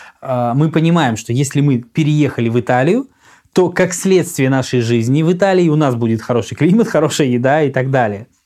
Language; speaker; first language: Russian; native; Russian